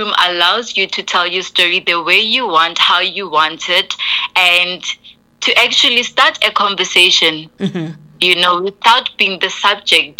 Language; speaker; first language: English; non-native, local second language; Tswana